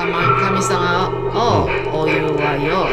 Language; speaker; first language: Japanese; non-native, fluent; Chinese